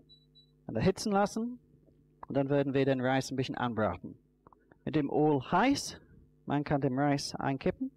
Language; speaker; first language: German; non-native, fluent; English